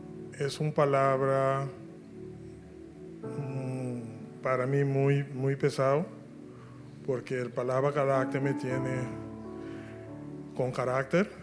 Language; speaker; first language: Spanish; non-native, local second language; Papiamento